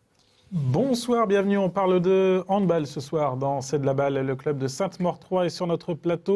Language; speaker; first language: French; native; French